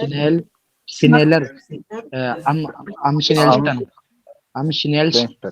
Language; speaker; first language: German; non-native, learner; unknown